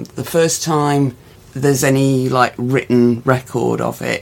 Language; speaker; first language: English; native; English